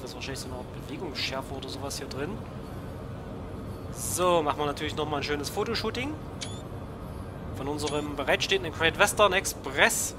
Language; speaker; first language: German; native; German